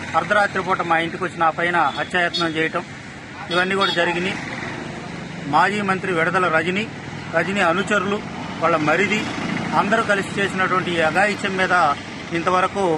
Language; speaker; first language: Telugu; native; Telugu